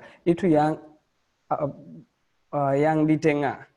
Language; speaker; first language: Indonesian; non-native, learner; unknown